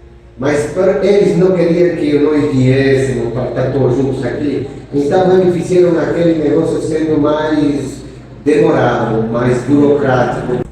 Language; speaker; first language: Portuguese; non-native, fluent; Spanish